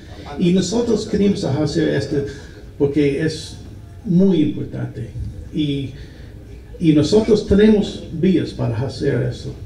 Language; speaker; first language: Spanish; non-native, learner; English